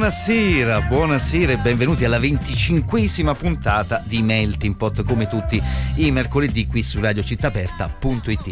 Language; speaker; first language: Italian; native; Italian